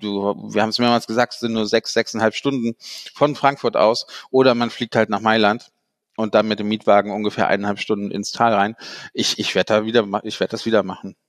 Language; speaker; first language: German; native; German